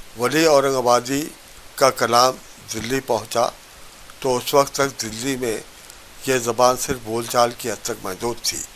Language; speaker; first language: Urdu; native; Urdu